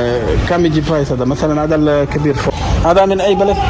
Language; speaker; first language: Arabic; non-native, learner; French